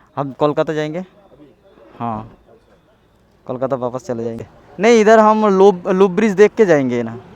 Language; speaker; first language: Hindi; non-native, local second language; Bangla